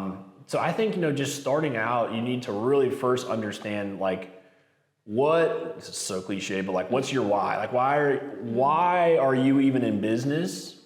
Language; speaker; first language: English; native; English